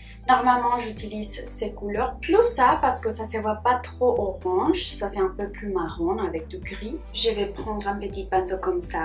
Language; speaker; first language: French; non-native, fluent; Spanish